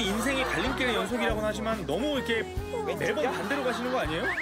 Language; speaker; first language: Korean; native; Korean